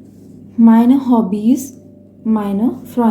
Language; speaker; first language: German; non-native, fluent; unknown